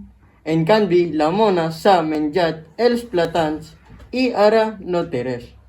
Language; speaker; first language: Catalan; non-native, learner; Spanish